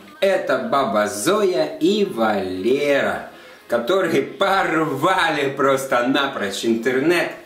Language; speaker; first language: Russian; native; Russian